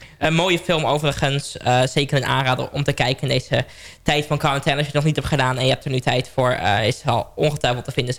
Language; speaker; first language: Dutch; native; Dutch